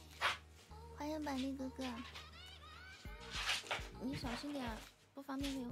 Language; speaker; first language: Chinese; native; Chinese